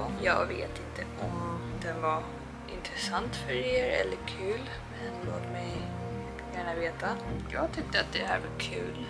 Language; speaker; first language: Swedish; early bilingual, heritage; Korean